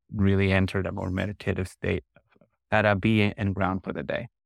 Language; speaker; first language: English; early bilingual, other home language; Spanish